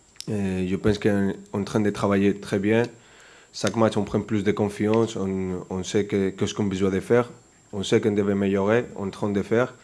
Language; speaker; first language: French; non-native, fluent; Spanish